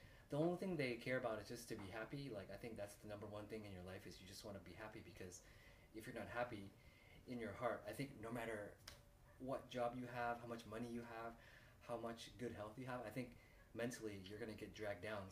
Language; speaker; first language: English; native; English